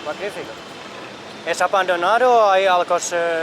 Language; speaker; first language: Spanish; non-native, learner; Finnish